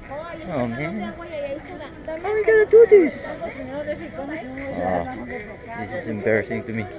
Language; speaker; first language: English; non-native, local second language; Filipino